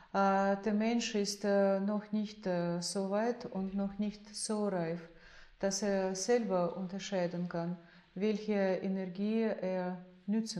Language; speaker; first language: German; non-native, fluent; Russian